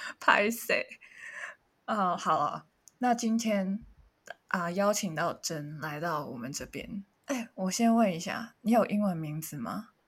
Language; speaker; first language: Chinese; non-native, local second language; Cantonese